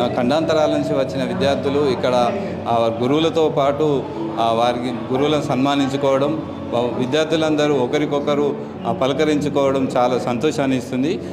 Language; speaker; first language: Telugu; native; Telugu